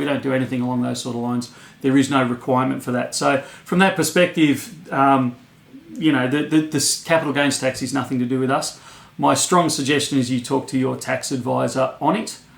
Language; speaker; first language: English; native; English